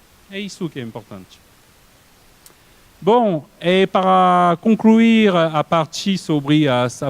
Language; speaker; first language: Portuguese; non-native, fluent; French